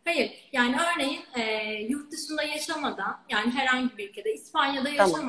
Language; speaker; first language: Turkish; native; Turkish